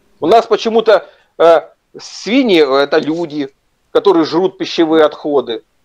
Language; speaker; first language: Russian; native; Russian